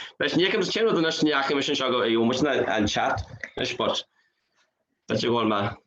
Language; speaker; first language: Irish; native; Irish